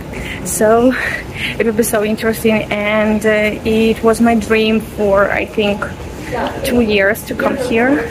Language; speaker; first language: English; non-native, fluent; Russian